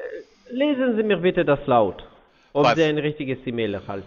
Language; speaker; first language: German; non-native, fluent; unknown